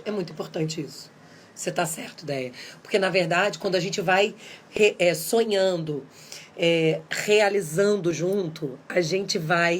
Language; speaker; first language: Portuguese; native; Portuguese